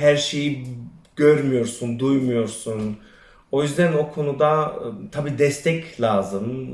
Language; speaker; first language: Turkish; early bilingual, other home language; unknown